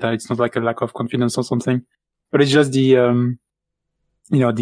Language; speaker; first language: English; non-native, fluent; French